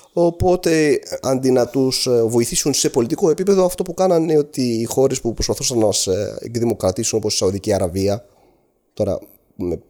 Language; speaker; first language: Greek; non-native, fluent; Arabic